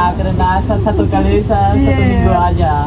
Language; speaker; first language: Indonesian; non-native, learner; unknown